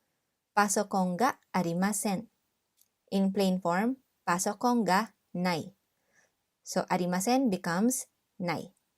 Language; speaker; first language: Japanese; non-native, fluent; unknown